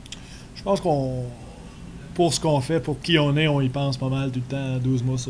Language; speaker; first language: French; native; French